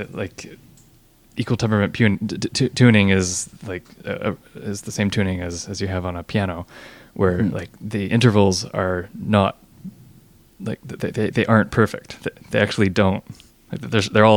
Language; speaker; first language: English; native; English